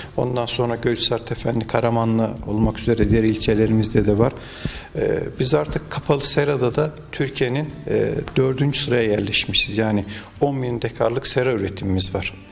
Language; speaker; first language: Turkish; native; Turkish